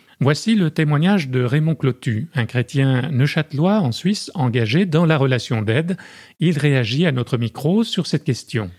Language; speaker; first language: French; native; French